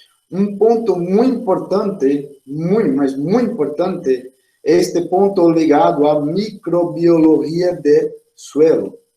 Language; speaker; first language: Spanish; non-native, fluent; Portuguese